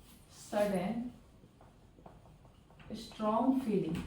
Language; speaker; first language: English; non-native, learner; Hindi